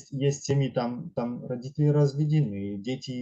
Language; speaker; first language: Russian; non-native, fluent; German